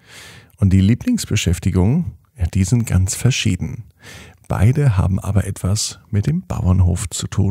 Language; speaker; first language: German; native; German